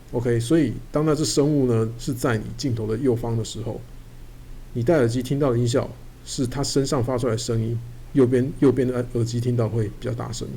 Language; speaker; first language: Chinese; native; Chinese